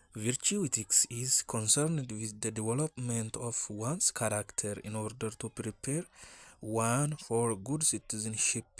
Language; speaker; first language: English; non-native, local second language; Amharic